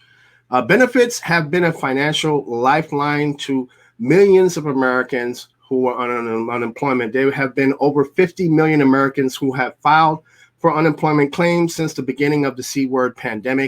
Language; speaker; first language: English; native; English